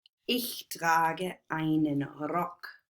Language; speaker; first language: German; non-native, fluent; English